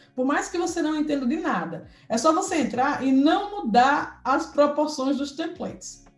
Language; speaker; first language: Portuguese; native; Portuguese